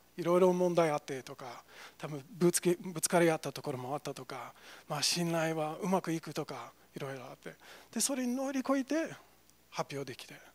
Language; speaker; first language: Japanese; non-native, fluent; English